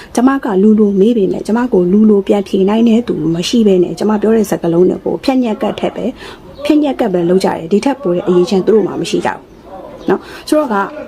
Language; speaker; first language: Burmese; native; Burmese